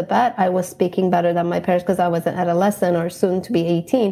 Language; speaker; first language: English; non-native, fluent; Turkish